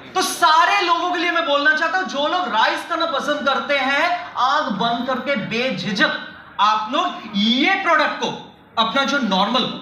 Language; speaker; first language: Hindi; non-native, local second language; Bangla